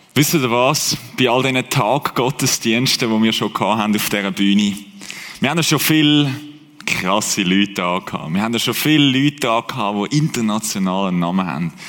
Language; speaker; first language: German; native; German